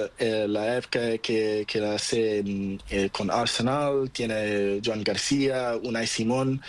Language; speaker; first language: Spanish; non-native, learner; Portuguese